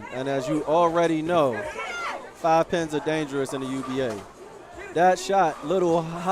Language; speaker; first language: English; native; English